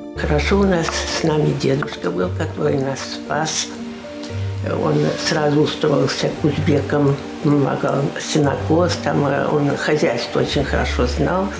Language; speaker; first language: Russian; non-native, local second language; Crimean Tatar